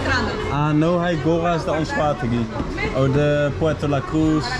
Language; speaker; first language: Spanish; non-native, learner; Dutch